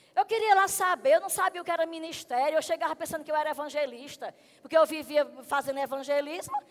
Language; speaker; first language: Portuguese; native; Portuguese